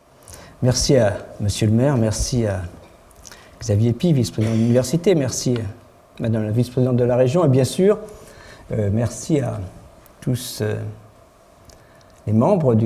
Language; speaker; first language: French; native; French